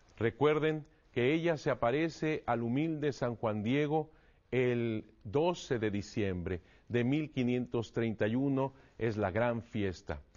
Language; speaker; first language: Spanish; native; Spanish